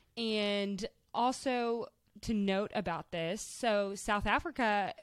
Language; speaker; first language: English; native; English